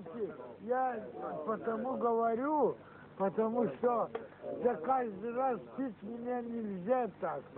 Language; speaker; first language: Russian; non-native, local second language; Azerbaijani